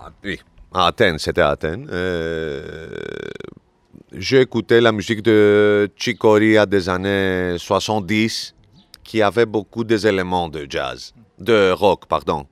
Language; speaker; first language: French; non-native, learner; Greek